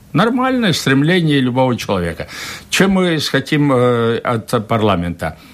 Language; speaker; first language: Russian; non-native, local second language; Latvian